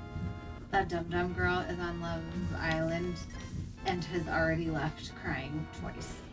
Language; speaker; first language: English; native; English